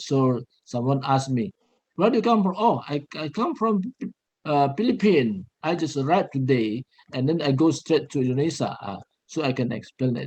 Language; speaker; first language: English; non-native, learner; Indonesian